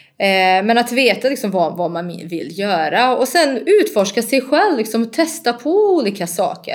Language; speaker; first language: Swedish; non-native, fluent; Bosnian